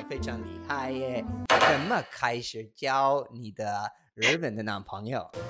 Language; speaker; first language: Chinese; non-native, learner; Spanish